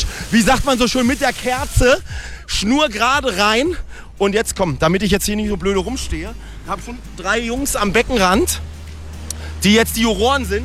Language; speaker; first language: German; native; German